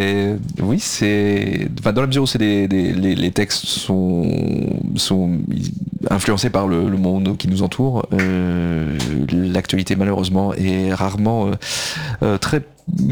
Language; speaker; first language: French; native; French